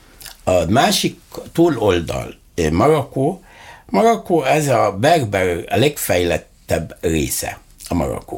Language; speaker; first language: Hungarian; non-native, fluent; Arabic